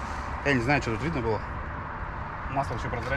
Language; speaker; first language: Russian; native; Russian